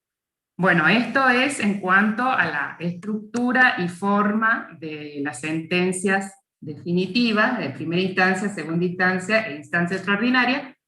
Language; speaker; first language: Spanish; native; Spanish